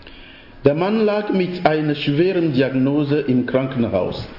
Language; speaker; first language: German; non-native, fluent; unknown